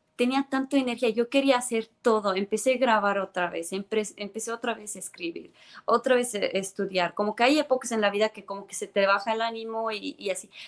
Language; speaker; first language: Spanish; non-native, fluent; Estonian